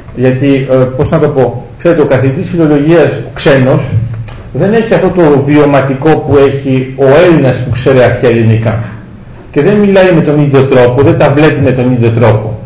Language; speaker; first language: Greek; early bilingual, heritage; Greek